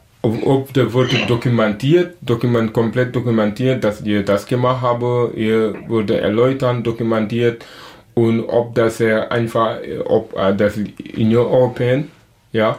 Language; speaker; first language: German; non-native, learner; Wolof